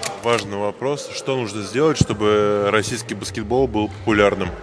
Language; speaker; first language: Russian; native; Russian